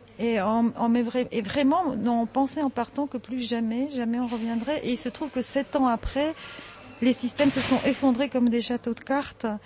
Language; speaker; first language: French; early bilingual, heritage; French